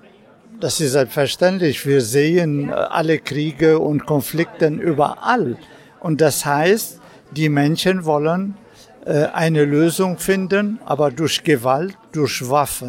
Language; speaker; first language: German; non-native, fluent; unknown